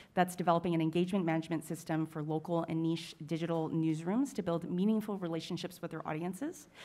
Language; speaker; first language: English; native; English